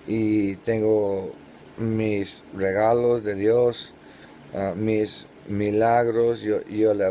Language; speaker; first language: Spanish; non-native, learner; English